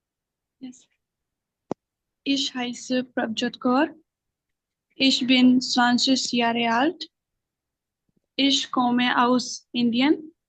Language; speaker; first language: German; non-native, learner; Hindi